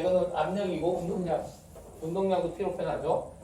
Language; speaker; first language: Korean; native; Korean